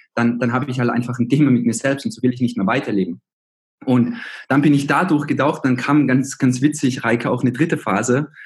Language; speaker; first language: German; native; German